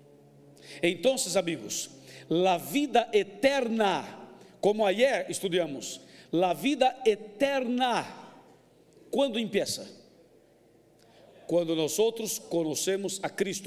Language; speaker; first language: Spanish; non-native, fluent; Portuguese